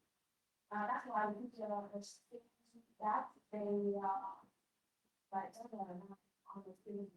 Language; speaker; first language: English; non-native, learner; Vietnamese